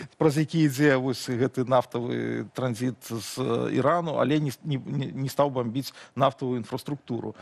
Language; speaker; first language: Belarusian; non-native, local second language; Russian